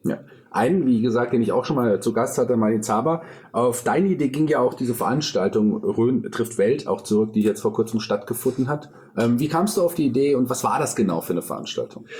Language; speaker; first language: German; native; German